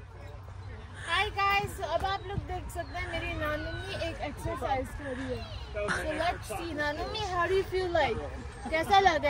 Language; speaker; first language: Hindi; early bilingual, heritage; Hindi